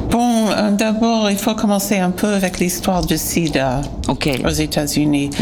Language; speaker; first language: French; non-native, fluent; English